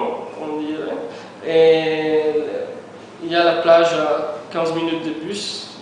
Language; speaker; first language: French; non-native, fluent; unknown